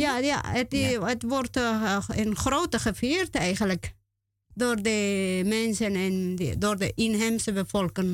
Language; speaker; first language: Dutch; non-native, learner; Spanish